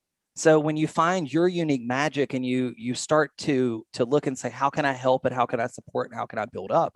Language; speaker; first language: English; native; English